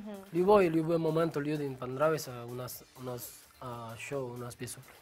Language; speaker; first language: Russian; non-native, learner; Spanish